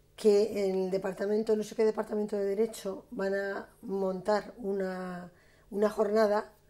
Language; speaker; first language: Spanish; native; Spanish